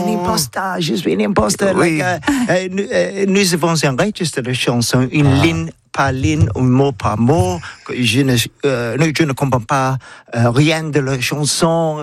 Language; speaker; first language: French; non-native, learner; English